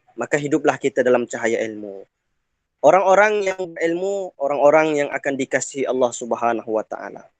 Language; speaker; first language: Malay; non-native, local second language; Iban